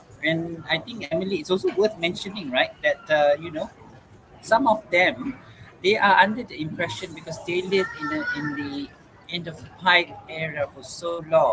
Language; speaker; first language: English; non-native, local second language; Malay